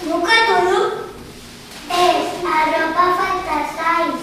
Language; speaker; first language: Basque; non-native, local second language; Spanish